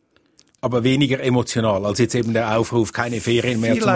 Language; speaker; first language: German; native; German